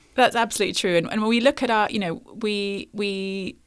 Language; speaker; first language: English; native; English